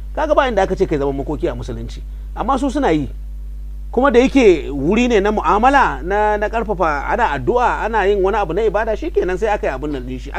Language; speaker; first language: Hausa; native; Hausa